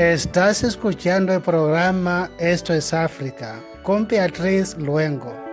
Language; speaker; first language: Spanish; non-native, fluent; Igbo